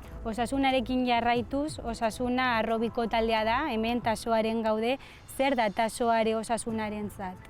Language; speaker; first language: Basque; native; Basque